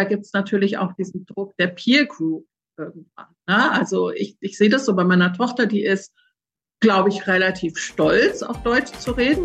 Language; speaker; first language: German; native; German